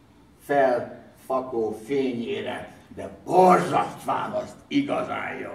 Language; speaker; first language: Hungarian; early bilingual, heritage; Hungarian